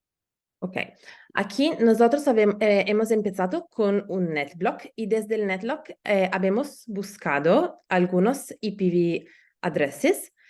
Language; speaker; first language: Spanish; non-native, learner; Italian